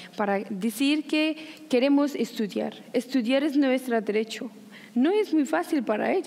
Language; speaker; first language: Spanish; non-native, learner; Persian